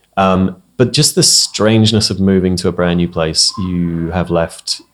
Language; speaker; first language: English; native; English